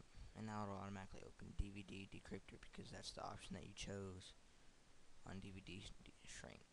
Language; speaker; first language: English; native; English